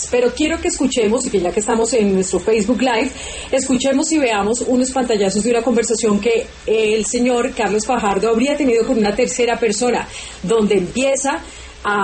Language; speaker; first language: Spanish; native; Spanish